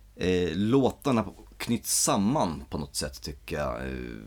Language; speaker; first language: Swedish; native; Swedish